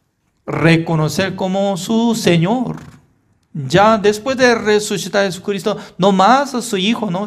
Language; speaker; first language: Spanish; non-native, fluent; Korean